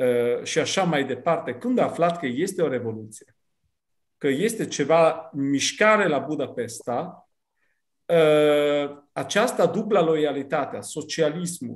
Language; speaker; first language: Romanian; non-native, fluent; Italian